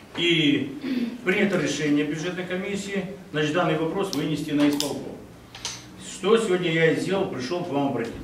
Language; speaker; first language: Russian; native; Russian